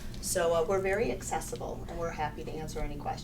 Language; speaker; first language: English; native; English